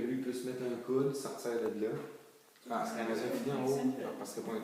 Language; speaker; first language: French; native; French